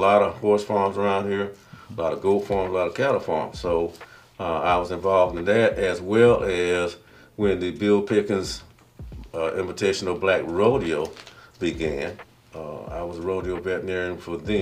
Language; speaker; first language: English; native; English